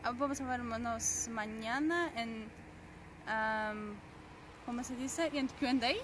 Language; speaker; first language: Spanish; non-native, fluent; Polish